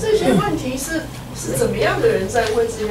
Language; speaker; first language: Chinese; native; Chinese